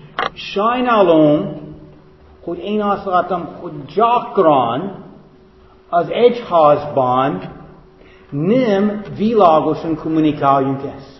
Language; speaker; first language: Hungarian; non-native, fluent; English